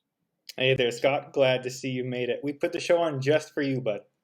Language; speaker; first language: English; native; English